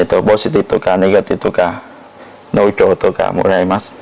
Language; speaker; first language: Japanese; non-native, learner; Thai